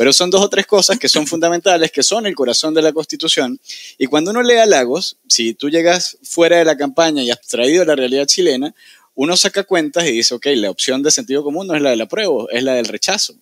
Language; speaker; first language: Spanish; native; Spanish